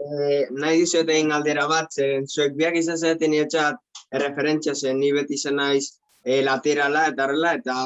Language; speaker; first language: Basque; non-native, local second language; Spanish